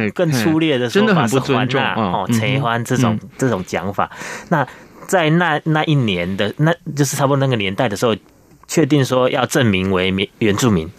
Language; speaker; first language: Chinese; native; Chinese